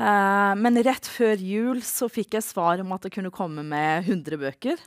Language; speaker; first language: Norwegian; native; Norwegian